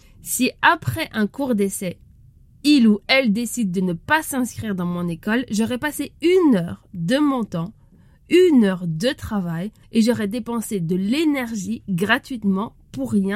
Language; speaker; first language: French; native; French